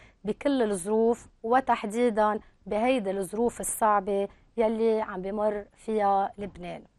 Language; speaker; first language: Arabic; native; Arabic